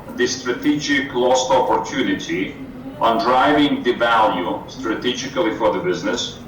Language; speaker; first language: English; non-native, fluent; Ukrainian